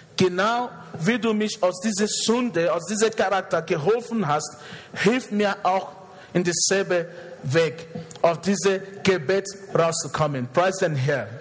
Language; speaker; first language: German; non-native, fluent; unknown